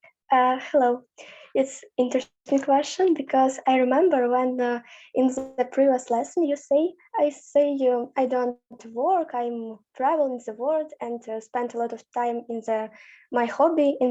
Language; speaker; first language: English; non-native, learner; Ukrainian